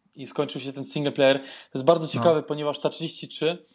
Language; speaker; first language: Polish; non-native, fluent; German